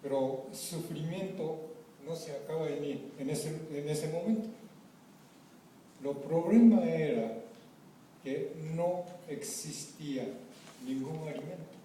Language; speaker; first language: Spanish; non-native, fluent; Japanese